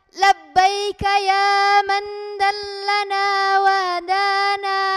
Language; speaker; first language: Arabic; non-native, learner; Indonesian